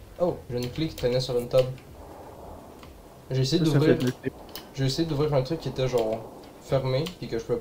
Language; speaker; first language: French; native; French